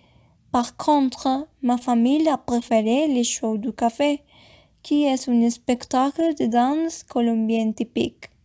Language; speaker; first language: French; non-native, learner; Spanish